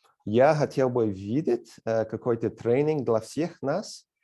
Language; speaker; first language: Russian; non-native, fluent; English